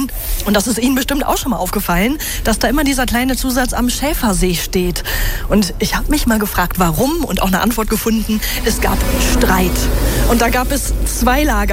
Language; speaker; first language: German; native; German